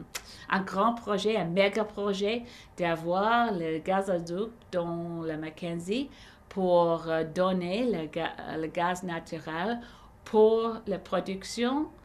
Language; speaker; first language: French; non-native, learner; English